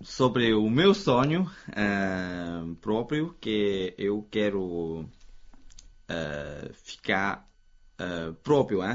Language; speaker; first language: Portuguese; non-native, fluent; Chinese